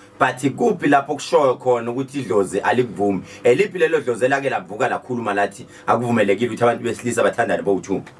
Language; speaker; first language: Zulu; native; Zulu